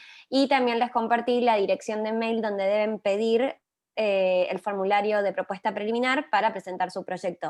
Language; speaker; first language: Spanish; native; Spanish